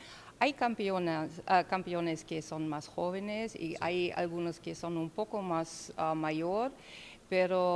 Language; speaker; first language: Spanish; non-native, learner; German